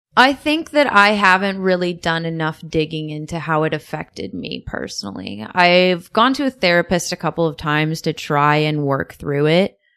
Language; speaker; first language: English; native; English